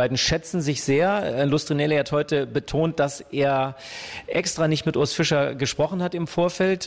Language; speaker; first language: German; native; German